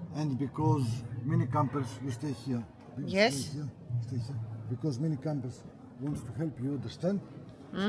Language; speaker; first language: English; non-native, learner; Greek